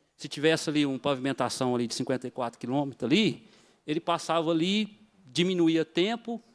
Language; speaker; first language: Portuguese; native; Portuguese